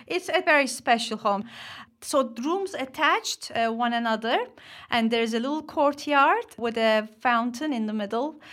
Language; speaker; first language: English; non-native, fluent; Turkish